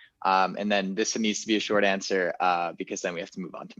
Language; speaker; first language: English; native; English